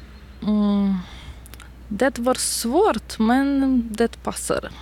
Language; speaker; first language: Swedish; non-native, learner; Ukrainian